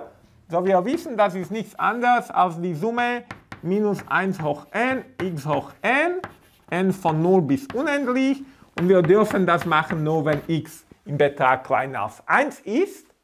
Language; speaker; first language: German; non-native, fluent; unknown